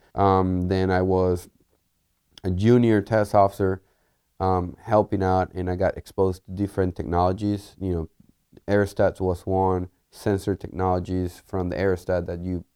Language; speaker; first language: English; early bilingual, other home language; Spanish